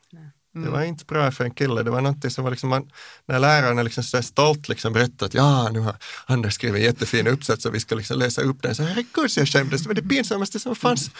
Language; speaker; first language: Swedish; native; Swedish